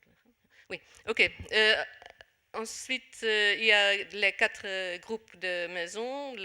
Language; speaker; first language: French; non-native, fluent; Dutch